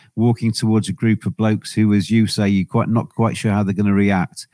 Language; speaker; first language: English; native; English